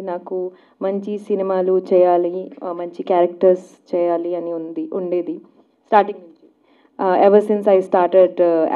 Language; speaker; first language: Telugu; non-native, learner; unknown